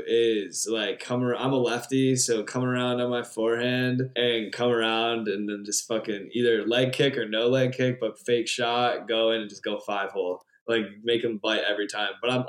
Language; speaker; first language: English; native; English